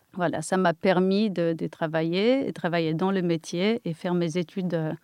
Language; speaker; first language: French; non-native, fluent; Polish